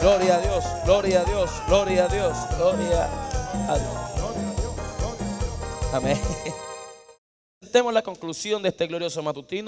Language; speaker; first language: Spanish; native; Spanish